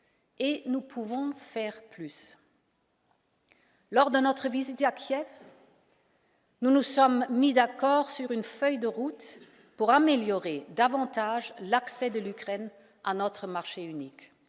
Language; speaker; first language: French; non-native, fluent; German